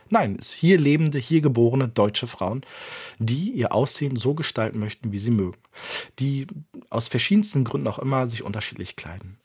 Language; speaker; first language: German; early bilingual, other home language; Turkish